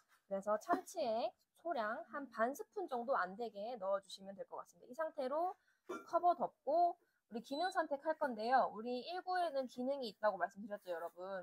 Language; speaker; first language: Korean; native; Korean